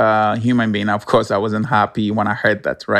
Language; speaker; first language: English; non-native, local second language; Ewe